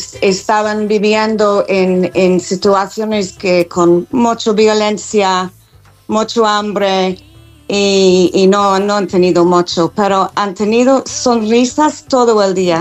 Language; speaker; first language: Spanish; non-native, learner; English